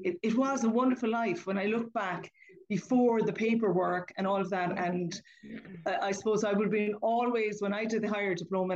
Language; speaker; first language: English; native; English